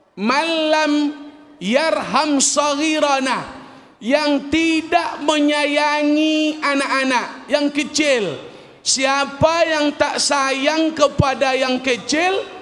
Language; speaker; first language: Malay; native; Malay